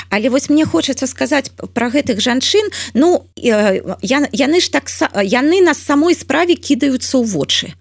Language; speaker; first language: Belarusian; native; Belarusian